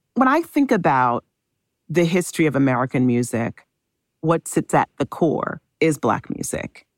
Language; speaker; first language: English; native; English